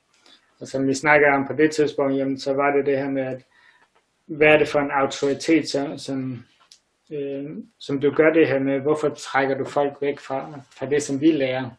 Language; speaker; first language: Danish; native; Danish